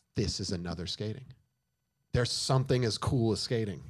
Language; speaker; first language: English; native; English